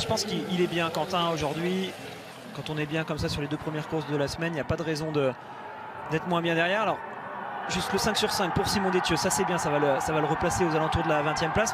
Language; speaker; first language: French; native; French